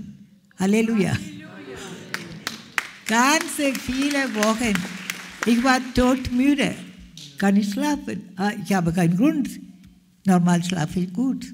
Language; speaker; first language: German; non-native, fluent; Malayalam